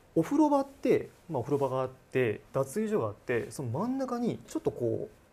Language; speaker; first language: Japanese; native; Japanese